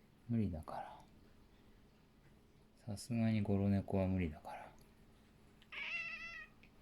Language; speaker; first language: Japanese; native; Japanese